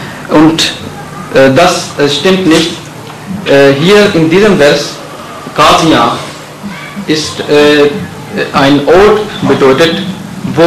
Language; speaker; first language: German; non-native, fluent; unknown